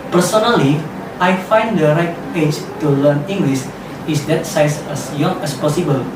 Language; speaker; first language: English; non-native, learner; Indonesian